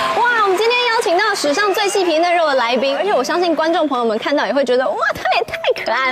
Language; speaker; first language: Chinese; native; Chinese